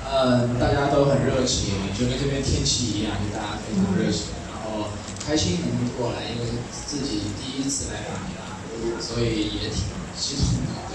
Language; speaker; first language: Chinese; native; Chinese